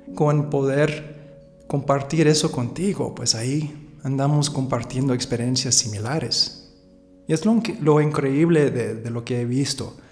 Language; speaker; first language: Spanish; early bilingual, heritage; Spanish